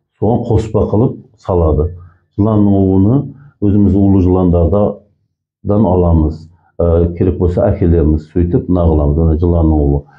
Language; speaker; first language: Kazakh; early bilingual, heritage; Kazakh